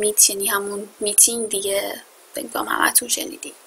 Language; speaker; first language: Persian; native; Persian